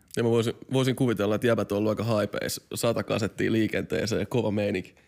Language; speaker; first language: Finnish; native; Finnish